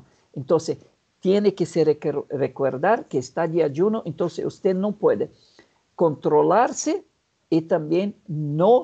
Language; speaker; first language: Spanish; non-native, fluent; Portuguese